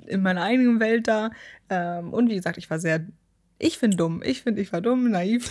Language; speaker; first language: German; native; German